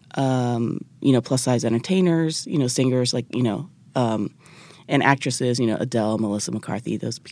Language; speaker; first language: English; early bilingual, other home language; Japanese